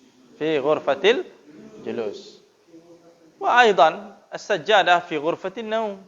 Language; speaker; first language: Arabic; non-native, fluent; Indonesian